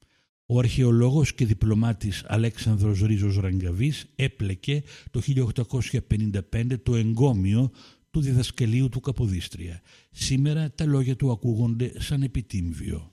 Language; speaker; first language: Greek; native; Greek